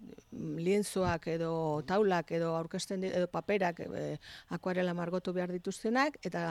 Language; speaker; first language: Basque; native; Basque